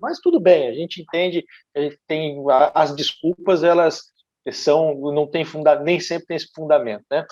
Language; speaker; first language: Portuguese; native; Portuguese